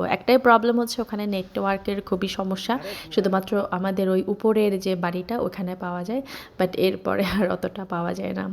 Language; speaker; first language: Bangla; non-native, local second language; Chakma